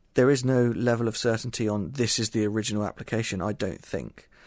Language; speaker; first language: English; native; English